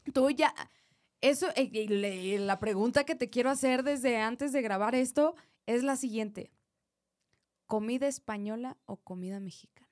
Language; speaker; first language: Spanish; native; Spanish